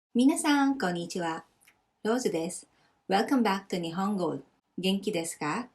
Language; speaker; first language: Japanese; non-native, fluent; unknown